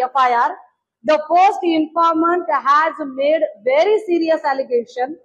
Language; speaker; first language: English; non-native, local second language; Marathi